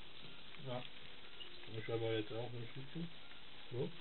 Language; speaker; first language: German; non-native, fluent; Italian